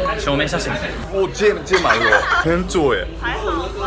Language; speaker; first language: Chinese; non-native, learner; Japanese